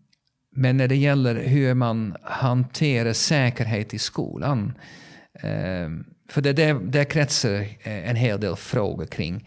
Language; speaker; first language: Swedish; non-native, fluent; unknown